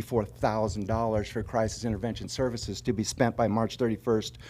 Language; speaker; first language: English; native; English